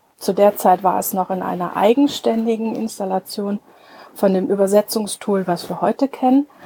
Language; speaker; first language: German; native; German